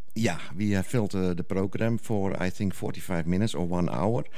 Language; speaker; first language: English; non-native, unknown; Dutch